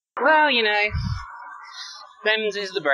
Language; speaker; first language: English; native; English